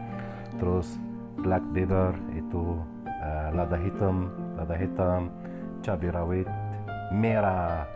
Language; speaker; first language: Indonesian; non-native, learner; Arabic